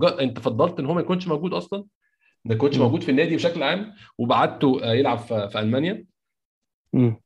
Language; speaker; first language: Arabic; native; Arabic